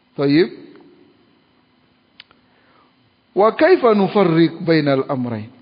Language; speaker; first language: Arabic; non-native, fluent; French